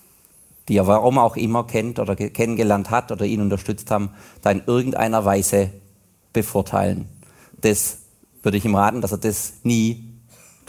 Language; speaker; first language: German; native; German